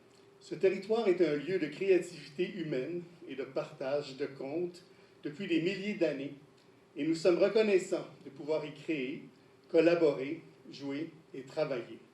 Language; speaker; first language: French; native; French